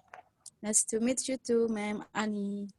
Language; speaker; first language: English; non-native, learner; Indonesian